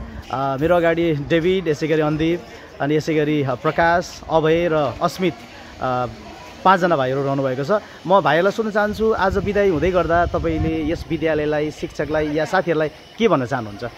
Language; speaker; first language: Nepali; native; Nepali